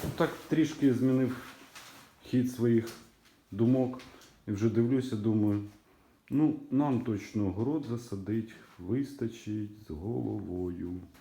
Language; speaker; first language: Ukrainian; native; Ukrainian